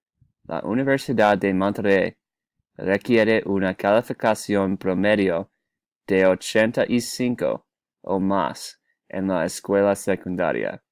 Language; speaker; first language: Spanish; non-native, learner; English